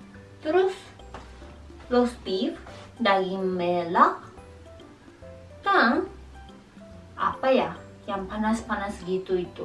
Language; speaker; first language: Indonesian; non-native, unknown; Japanese